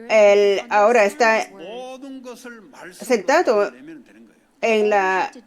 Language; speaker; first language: Spanish; non-native, fluent; Korean